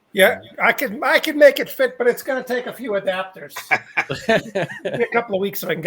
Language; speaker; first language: English; native; English